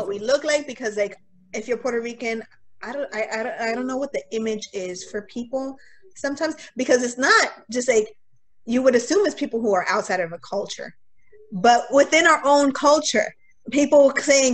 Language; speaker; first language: English; early bilingual, other home language; Spanish